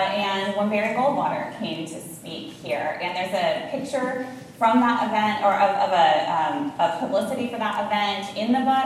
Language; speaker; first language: English; native; English